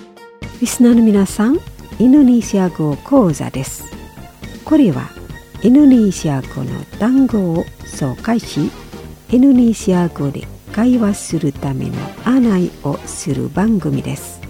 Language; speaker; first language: Japanese; non-native, fluent; Indonesian